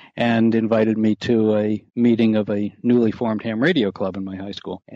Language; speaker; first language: English; native; English